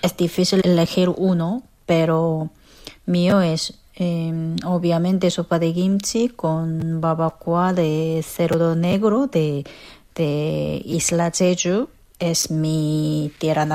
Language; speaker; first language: Spanish; non-native, learner; Korean